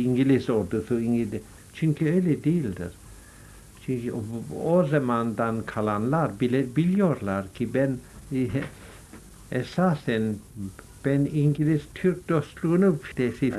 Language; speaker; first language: Turkish; non-native, fluent; English